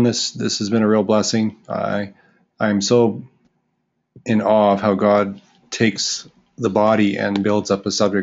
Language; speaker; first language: English; native; English